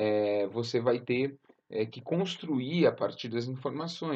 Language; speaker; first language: Portuguese; native; Portuguese